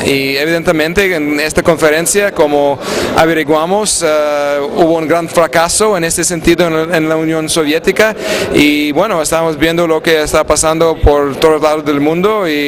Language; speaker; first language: Spanish; non-native, fluent; English